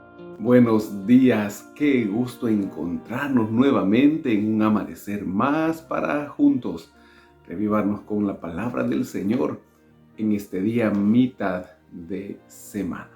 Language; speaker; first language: Spanish; native; Spanish